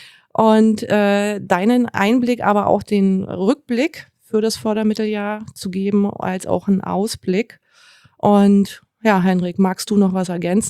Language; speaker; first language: German; native; German